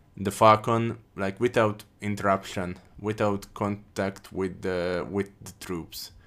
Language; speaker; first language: English; non-native, fluent; Hungarian